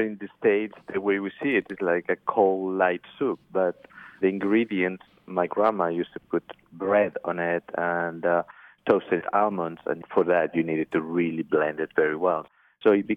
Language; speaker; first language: English; non-native, fluent; Spanish